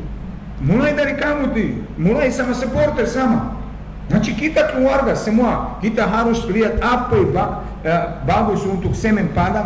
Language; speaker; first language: Indonesian; non-native, fluent; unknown